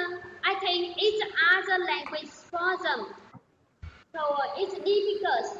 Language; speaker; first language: English; non-native, learner; Vietnamese